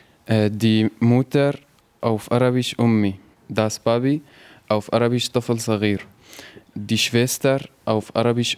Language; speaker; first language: German; non-native, learner; Arabic